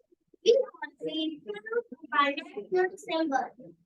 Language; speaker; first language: English; non-native, learner; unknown